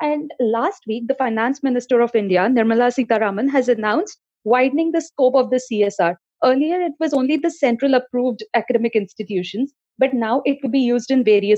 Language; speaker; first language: English; non-native, local second language; Telugu